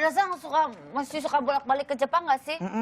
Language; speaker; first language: Indonesian; native; Indonesian